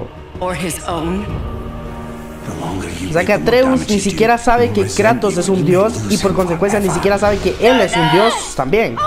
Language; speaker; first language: Spanish; native; Spanish